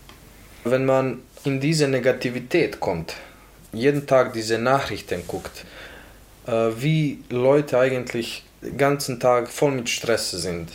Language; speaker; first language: German; non-native, learner; Bosnian